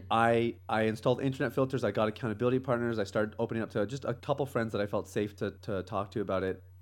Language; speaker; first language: English; native; English